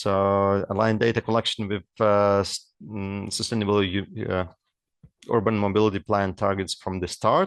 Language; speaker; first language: English; non-native, fluent; Lithuanian